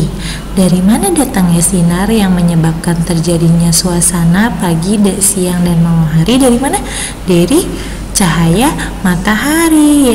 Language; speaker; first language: Indonesian; native; Indonesian